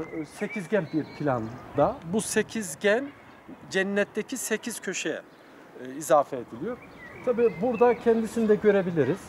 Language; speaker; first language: Turkish; native; Turkish